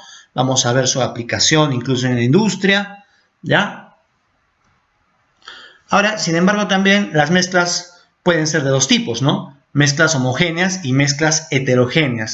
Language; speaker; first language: Spanish; native; Spanish